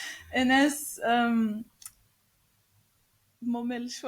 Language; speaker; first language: Arabic; non-native, learner; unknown